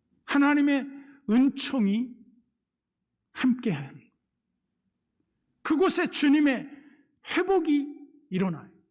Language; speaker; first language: Korean; native; Korean